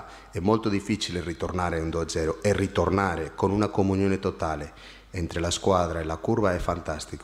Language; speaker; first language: Italian; non-native, fluent; Spanish